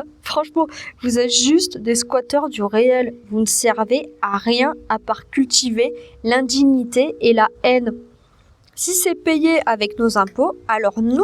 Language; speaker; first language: French; native; French